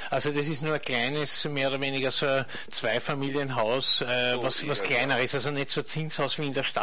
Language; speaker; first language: German; native; German